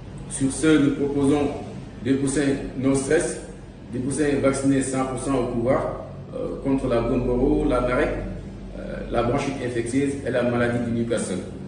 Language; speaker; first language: French; non-native, local second language; Wolof